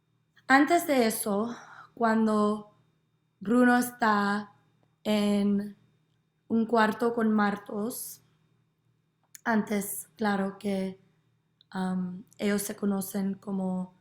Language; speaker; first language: Spanish; non-native, learner; English